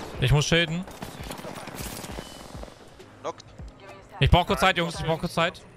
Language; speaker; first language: German; native; German